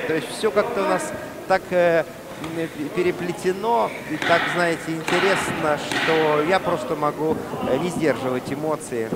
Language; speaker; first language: Russian; native; Russian